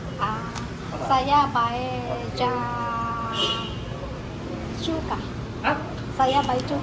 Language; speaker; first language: Indonesian; non-native, learner; Thai